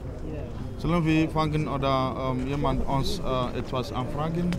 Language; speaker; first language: German; non-native, learner; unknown